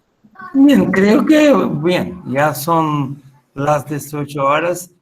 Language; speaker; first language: Spanish; non-native, fluent; Portuguese